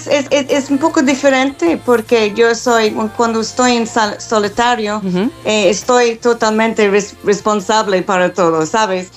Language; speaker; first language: Spanish; non-native, fluent; English